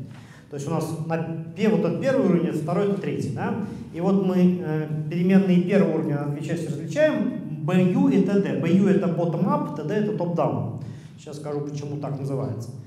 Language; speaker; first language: Russian; native; Russian